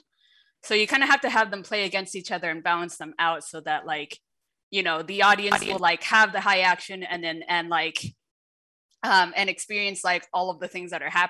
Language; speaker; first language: English; early bilingual, other home language; Wu Chinese